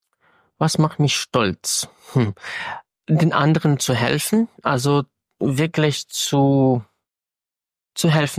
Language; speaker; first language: German; non-native, fluent; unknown